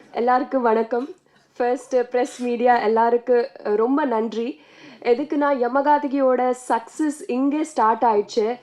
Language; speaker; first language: Tamil; non-native, learner; Telugu